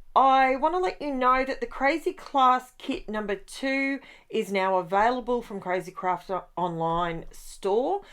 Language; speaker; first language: English; native; English